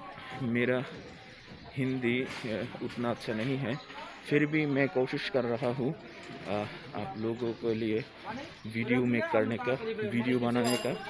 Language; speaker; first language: Hindi; non-native, learner; Bangla